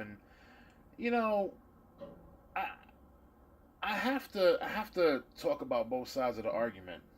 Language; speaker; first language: English; native; English